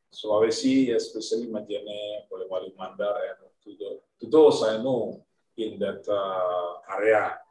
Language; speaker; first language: English; non-native, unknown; Indonesian